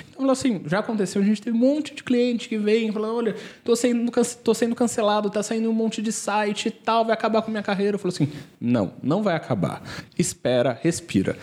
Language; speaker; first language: Portuguese; native; Portuguese